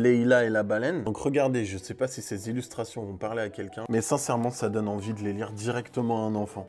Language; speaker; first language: French; native; French